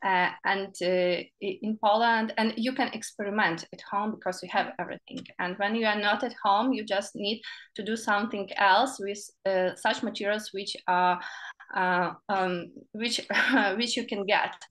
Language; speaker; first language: English; non-native, learner; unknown